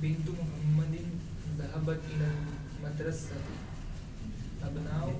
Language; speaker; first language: Arabic; non-native, learner; Urdu